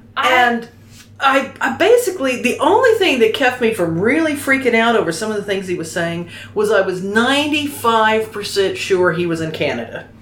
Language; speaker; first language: English; native; English